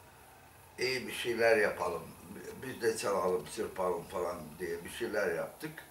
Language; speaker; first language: Turkish; native; Turkish